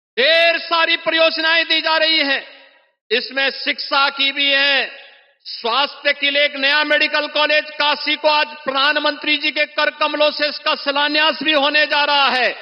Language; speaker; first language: Hindi; native; Hindi